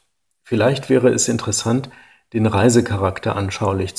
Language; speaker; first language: German; native; German